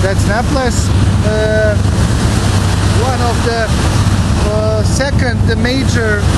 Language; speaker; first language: English; non-native, learner; Croatian